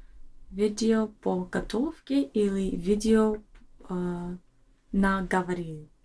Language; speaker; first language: Russian; non-native, learner; English